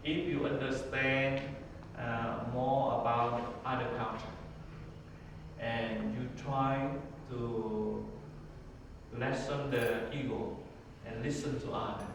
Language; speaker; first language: English; non-native, learner; Vietnamese